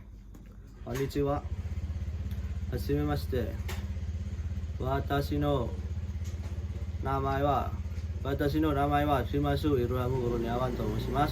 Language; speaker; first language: Japanese; non-native, learner; Indonesian